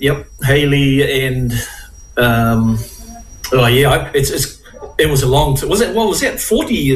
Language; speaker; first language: English; native; English